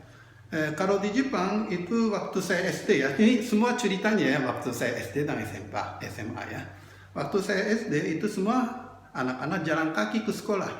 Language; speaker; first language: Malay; non-native, fluent; Japanese